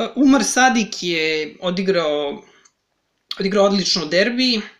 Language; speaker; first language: Serbian; native; Serbian